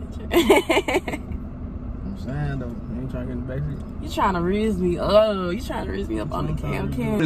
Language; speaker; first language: English; native; English